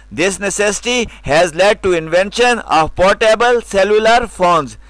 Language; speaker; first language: English; non-native, local second language; Urdu